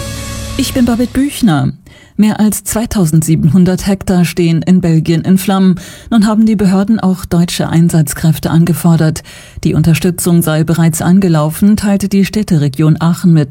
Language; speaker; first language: German; native; German